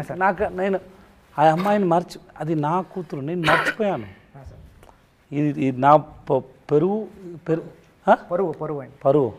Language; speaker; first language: Telugu; non-native, learner; Tamil